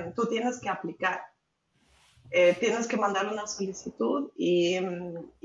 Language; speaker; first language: Spanish; native; Spanish